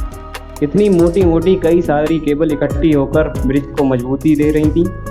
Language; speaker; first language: Hindi; native; Hindi